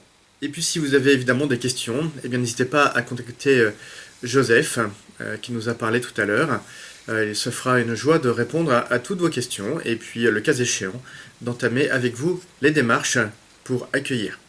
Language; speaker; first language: French; native; French